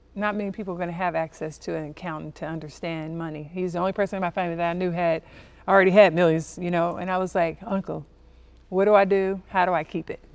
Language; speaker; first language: English; native; English